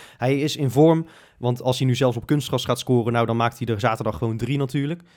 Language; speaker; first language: Dutch; native; Dutch